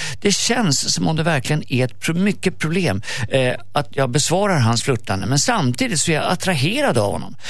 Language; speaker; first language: Swedish; native; Swedish